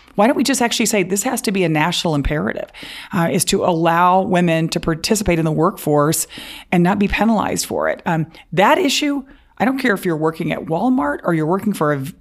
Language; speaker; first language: English; native; English